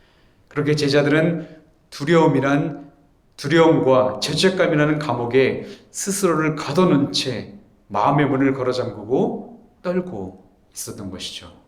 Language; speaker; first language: Korean; native; Korean